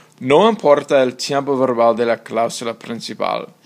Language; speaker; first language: Spanish; non-native, fluent; English